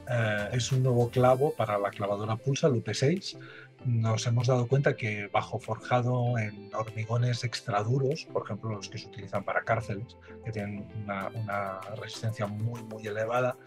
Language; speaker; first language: Spanish; native; Spanish